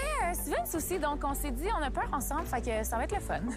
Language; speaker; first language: French; native; French